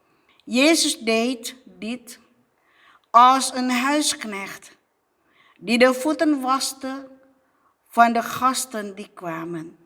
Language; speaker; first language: Dutch; non-native, fluent; Indonesian